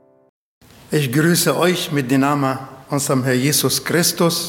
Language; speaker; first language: German; non-native, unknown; Arabic